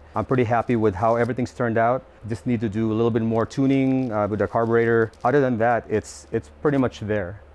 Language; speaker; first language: English; non-native, local second language; Filipino